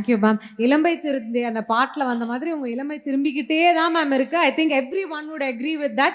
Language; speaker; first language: Tamil; native; Tamil